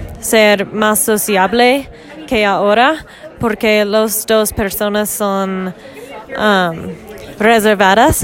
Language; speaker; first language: Spanish; non-native, learner; English